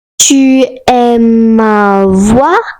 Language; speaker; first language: French; non-native, fluent; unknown